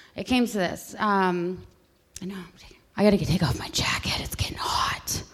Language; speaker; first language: English; native; English